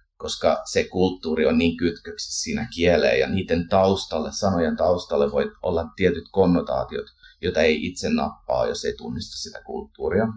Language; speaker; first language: Finnish; early bilingual, heritage; Finnish